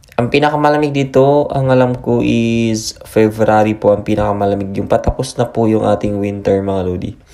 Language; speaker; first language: Filipino; native; Filipino